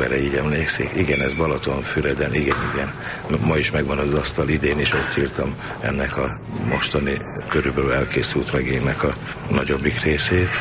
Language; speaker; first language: Hungarian; native; Hungarian